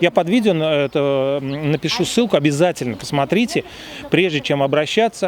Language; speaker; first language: Russian; native; Russian